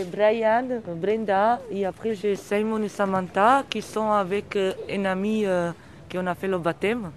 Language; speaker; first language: French; early bilingual, other home language; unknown